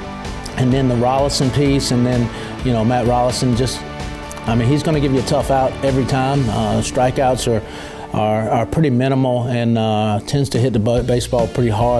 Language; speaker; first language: English; native; English